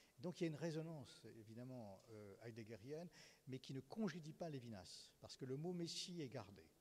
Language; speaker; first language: French; native; French